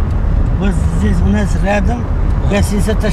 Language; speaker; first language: Russian; non-native, local second language; Uzbek